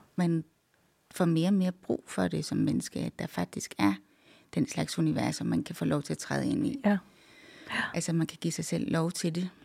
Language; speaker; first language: Danish; native; Danish